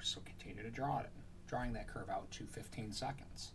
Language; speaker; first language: English; native; English